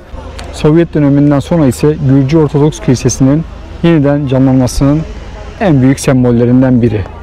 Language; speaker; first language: Turkish; native; Turkish